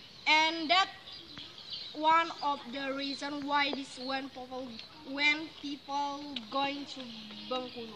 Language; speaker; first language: English; non-native, learner; Indonesian